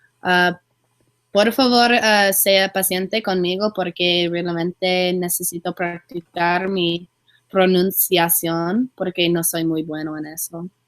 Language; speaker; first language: Spanish; non-native, learner; English